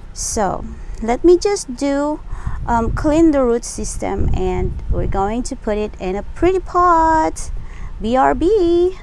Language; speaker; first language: English; non-native, local second language; Filipino